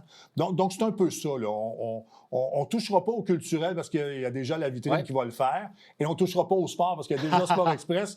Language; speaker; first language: French; native; French